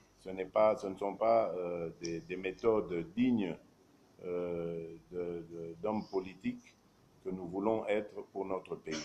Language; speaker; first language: French; non-native, local second language; Luba-Lulua